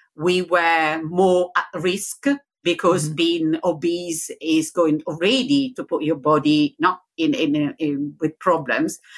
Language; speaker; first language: English; non-native, learner; Italian